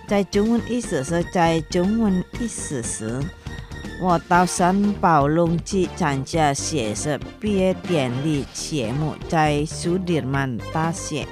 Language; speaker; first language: Chinese; non-native, fluent; Indonesian